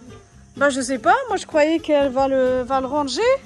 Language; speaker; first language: French; native; French